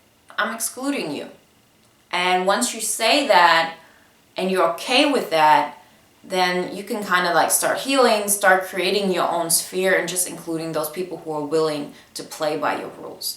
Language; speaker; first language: English; non-native, fluent; Bulgarian